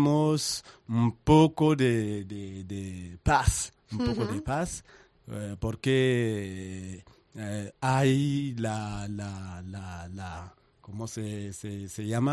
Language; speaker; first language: Spanish; non-native, learner; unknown